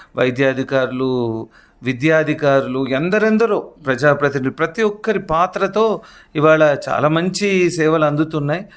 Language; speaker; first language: Telugu; native; Telugu